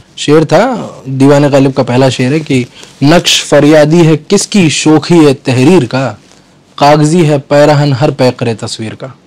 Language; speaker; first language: Hindi; native; Hindi